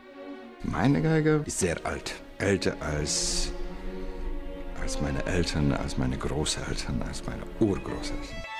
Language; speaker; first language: German; non-native, fluent; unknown